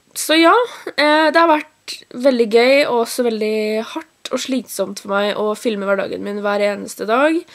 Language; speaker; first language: Norwegian; native; Norwegian